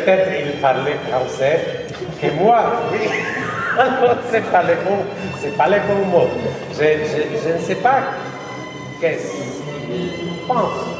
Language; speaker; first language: French; non-native, learner; Polish